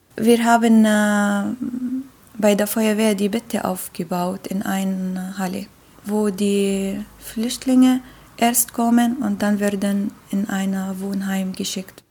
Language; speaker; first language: German; non-native, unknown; Arabic